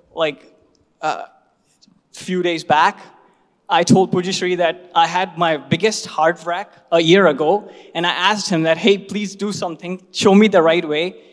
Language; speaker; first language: English; non-native, local second language; Hindi